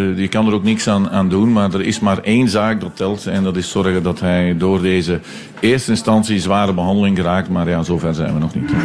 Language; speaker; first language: Dutch; native; Dutch